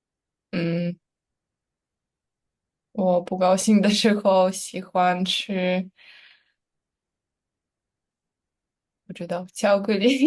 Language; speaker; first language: Chinese; non-native, learner; Russian